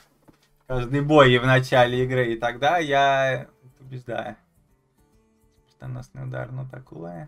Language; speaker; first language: Russian; native; Russian